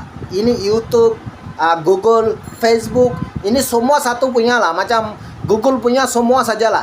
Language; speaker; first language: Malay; non-native, learner; Bangla